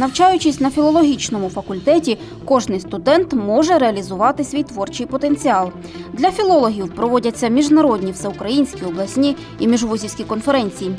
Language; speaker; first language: Ukrainian; native; Ukrainian